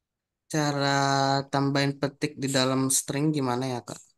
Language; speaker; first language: Indonesian; native; Indonesian